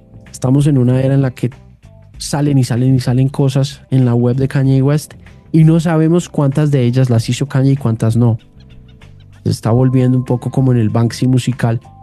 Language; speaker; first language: Spanish; native; Spanish